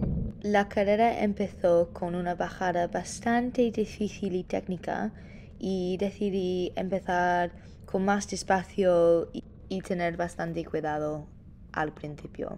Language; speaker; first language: Spanish; non-native, fluent; English